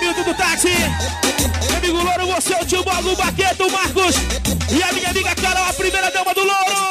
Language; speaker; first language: Portuguese; native; Portuguese